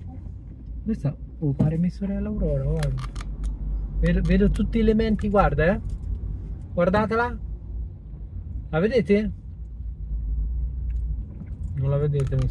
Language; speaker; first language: Italian; native; Italian